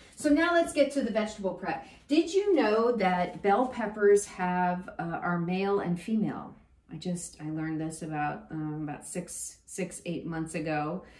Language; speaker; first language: English; native; English